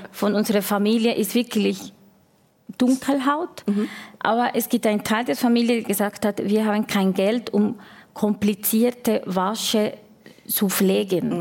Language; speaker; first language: German; non-native, fluent; Spanish